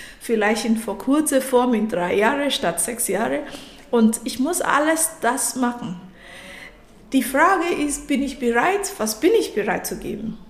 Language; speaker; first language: German; non-native, fluent; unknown